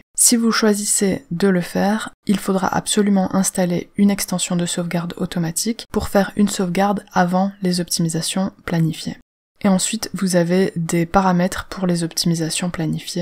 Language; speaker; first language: French; native; French